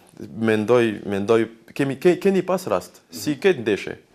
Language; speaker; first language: Albanian; non-native, learner; French